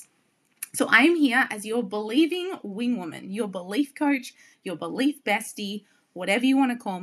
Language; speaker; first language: English; native; English